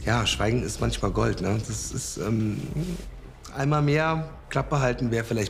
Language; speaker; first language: German; native; German